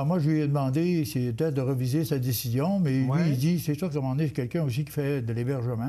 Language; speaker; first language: French; native; French